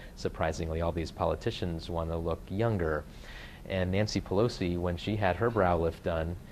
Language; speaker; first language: English; native; English